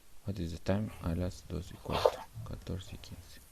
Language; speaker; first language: English; non-native, fluent; Spanish